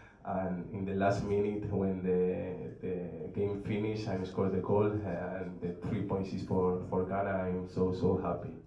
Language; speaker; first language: English; non-native, learner; Spanish